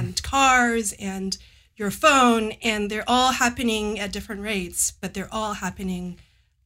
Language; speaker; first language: English; native; English